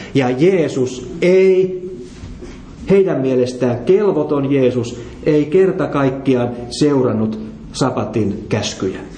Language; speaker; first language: Finnish; native; Finnish